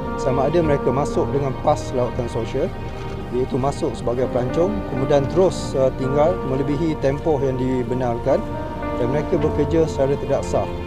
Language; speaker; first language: Malay; native; Malay